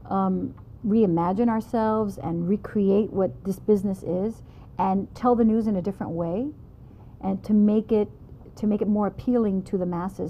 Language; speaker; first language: English; native; English